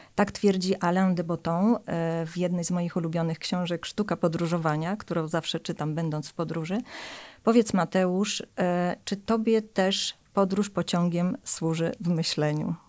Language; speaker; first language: Polish; native; Polish